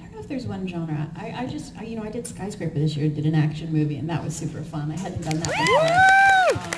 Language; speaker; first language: English; native; English